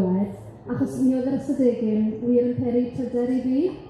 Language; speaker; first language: Welsh; native; Welsh